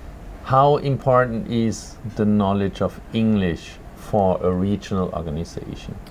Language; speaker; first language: English; non-native, fluent; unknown